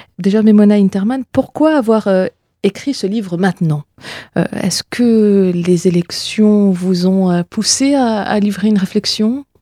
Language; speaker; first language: French; native; French